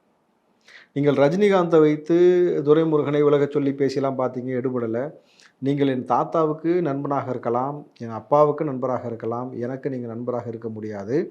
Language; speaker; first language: Tamil; native; Tamil